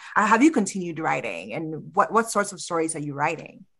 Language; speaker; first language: English; early bilingual, other home language; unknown